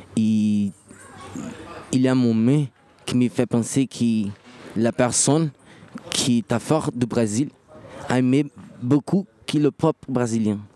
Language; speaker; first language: French; non-native, learner; Portuguese